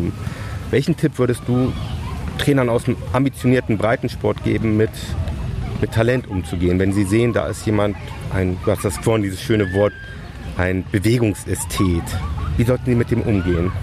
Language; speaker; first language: German; native; German